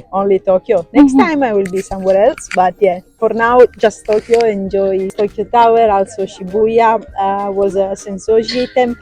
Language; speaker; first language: English; non-native, fluent; Italian